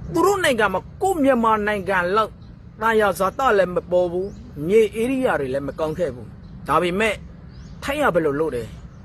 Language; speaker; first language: Burmese; native; Burmese